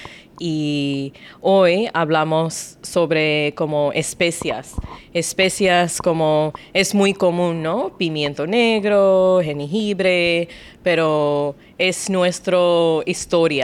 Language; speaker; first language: Spanish; non-native, learner; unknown